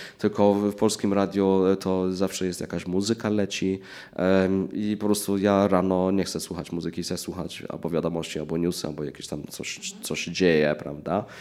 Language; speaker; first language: Polish; early bilingual, heritage; English